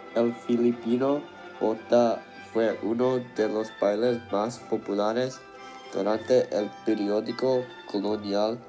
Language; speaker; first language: Spanish; non-native, learner; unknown